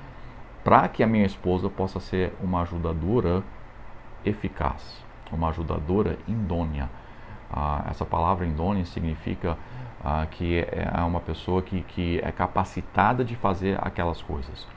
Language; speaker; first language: Portuguese; non-native, fluent; English